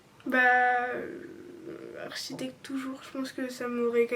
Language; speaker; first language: French; native; French